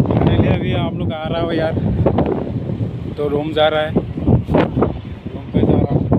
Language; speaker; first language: Hindi; non-native, local second language; Assamese